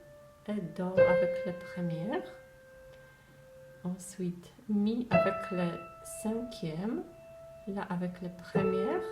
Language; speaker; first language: French; non-native, fluent; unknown